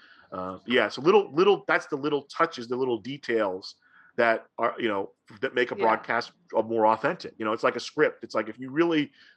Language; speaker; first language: English; native; English